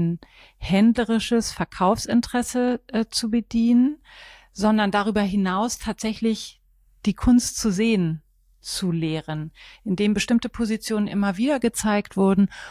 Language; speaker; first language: German; native; German